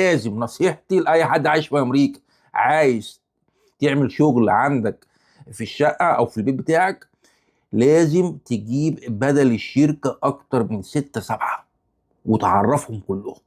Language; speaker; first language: Arabic; native; Arabic